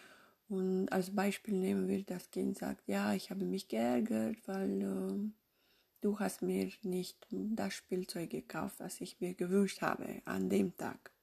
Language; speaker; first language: German; non-native, fluent; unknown